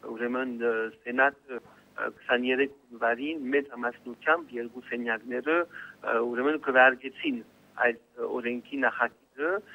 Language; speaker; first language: Armenian; early bilingual, heritage; Armenian